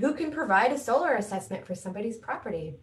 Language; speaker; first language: English; native; English